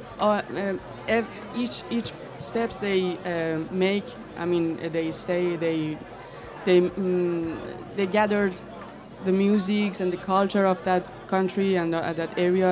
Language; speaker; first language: English; non-native, fluent; Persian